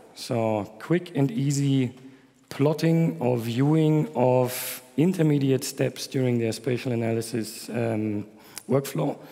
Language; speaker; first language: English; non-native, fluent; German